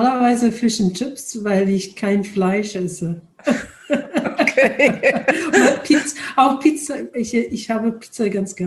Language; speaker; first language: German; non-native, fluent; English